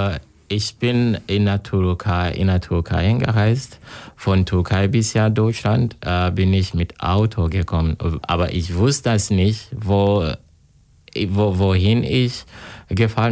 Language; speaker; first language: German; non-native, learner; Kinyarwanda